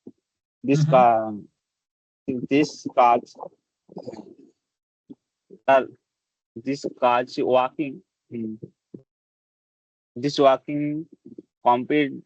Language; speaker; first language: English; non-native, learner; Bangla